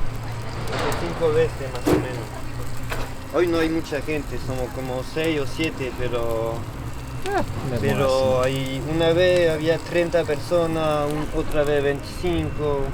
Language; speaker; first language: Spanish; non-native, learner; French